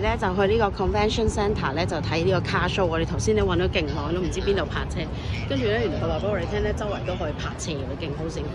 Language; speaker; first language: Cantonese; native; Cantonese